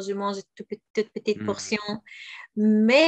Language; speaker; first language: French; non-native, fluent; Bulgarian